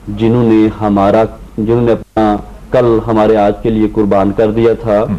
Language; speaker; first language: Urdu; non-native, local second language; Punjabi